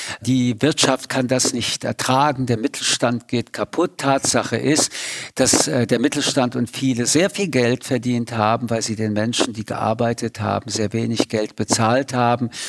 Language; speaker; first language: German; early bilingual, other home language; French